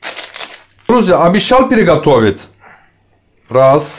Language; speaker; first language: Russian; non-native, learner; Turkish